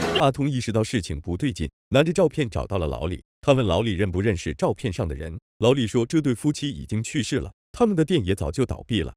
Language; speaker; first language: Chinese; native; Chinese